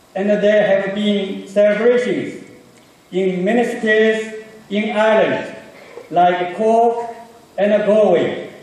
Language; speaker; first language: English; non-native, fluent; Chinese